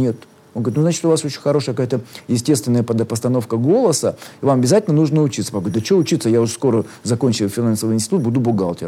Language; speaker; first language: Russian; native; Russian